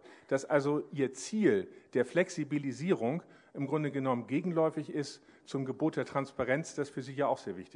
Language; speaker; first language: German; native; German